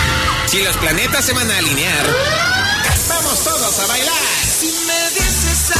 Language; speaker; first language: Spanish; native; Spanish